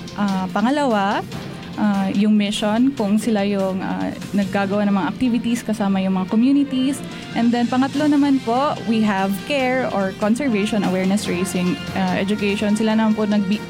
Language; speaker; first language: Filipino; non-native, local second language; Cebuano